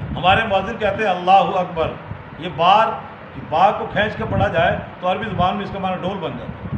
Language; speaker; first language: Urdu; non-native, local second language; Punjabi